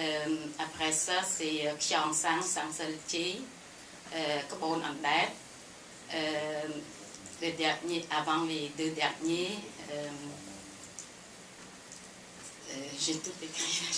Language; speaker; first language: French; non-native, fluent; Khmer